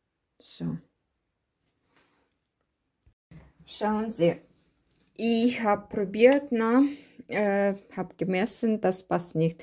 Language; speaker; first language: German; non-native, learner; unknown